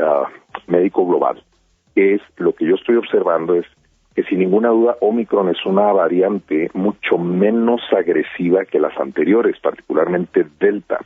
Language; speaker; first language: Spanish; native; Spanish